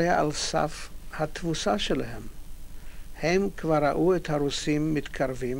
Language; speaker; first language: Hebrew; non-native, fluent; Polish